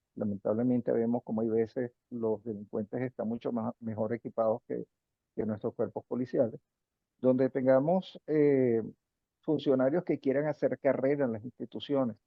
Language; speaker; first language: Spanish; native; Spanish